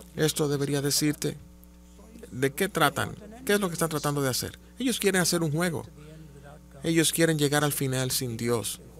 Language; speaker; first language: Spanish; non-native, fluent; Malayalam